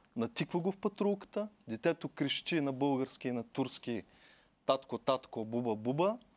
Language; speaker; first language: Bulgarian; native; Bulgarian